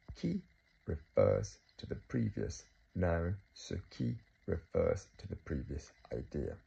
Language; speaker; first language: English; native; English